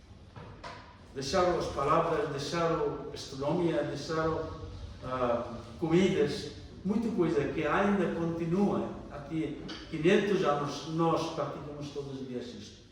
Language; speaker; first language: Portuguese; non-native, learner; Bangla